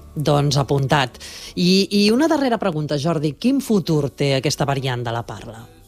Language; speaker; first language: Catalan; native; Catalan